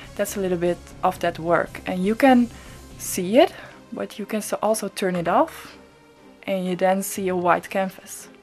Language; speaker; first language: English; non-native, fluent; Dutch